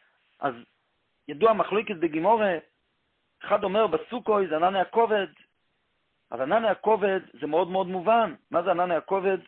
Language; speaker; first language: Hebrew; non-native, local second language; Yiddish